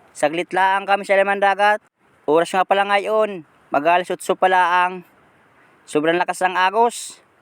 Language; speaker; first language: Filipino; native; Filipino